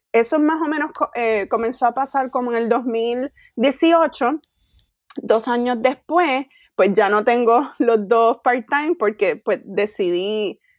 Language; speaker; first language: Spanish; native; Spanish